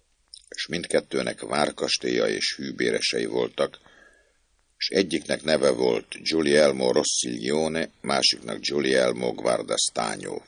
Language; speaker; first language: Hungarian; native; Hungarian